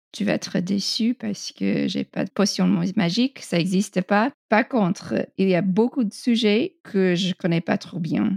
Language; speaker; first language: French; non-native, fluent; English